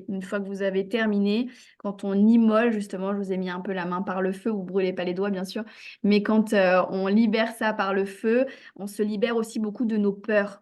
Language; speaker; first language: French; native; French